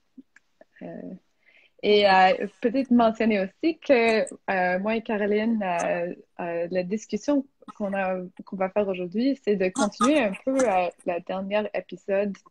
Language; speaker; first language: French; non-native, fluent; English